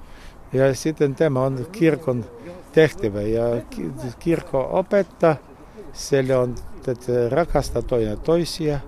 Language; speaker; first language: Finnish; non-native, learner; Russian